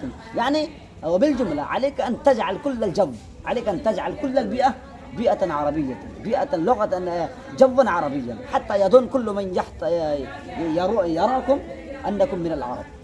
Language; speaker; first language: Arabic; non-native, fluent; Urdu